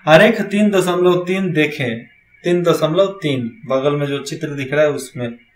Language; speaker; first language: Hindi; native; Hindi